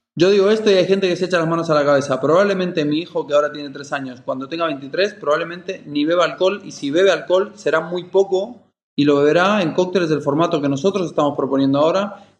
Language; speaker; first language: Spanish; native; Spanish